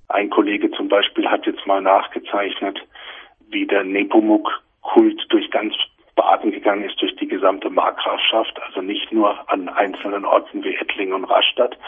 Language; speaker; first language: German; native; German